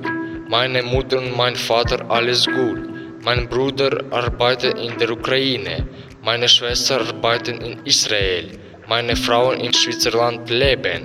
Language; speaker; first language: German; non-native, learner; Ukrainian